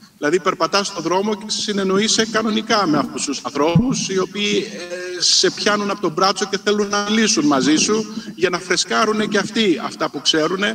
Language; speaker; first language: Greek; native; Greek